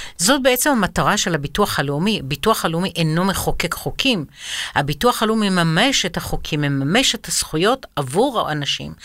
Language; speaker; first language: Hebrew; non-native, fluent; Arabic